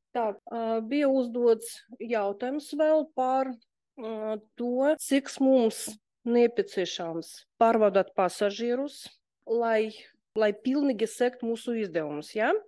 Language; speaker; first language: Latvian; non-native, local second language; Russian